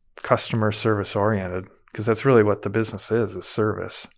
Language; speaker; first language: English; native; English